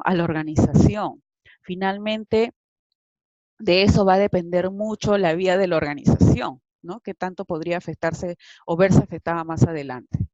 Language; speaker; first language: Spanish; native; Spanish